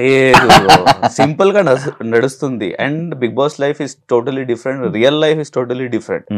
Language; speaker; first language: Telugu; non-native, learner; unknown